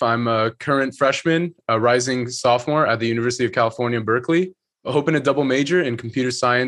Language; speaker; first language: English; native; English